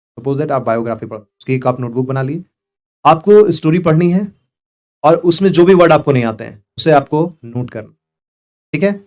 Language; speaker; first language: Hindi; native; Hindi